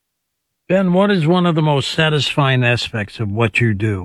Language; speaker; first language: English; native; English